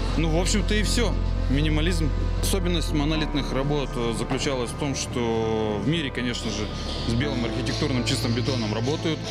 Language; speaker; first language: Russian; native; Russian